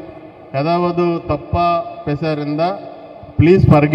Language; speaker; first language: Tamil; non-native, learner; Telugu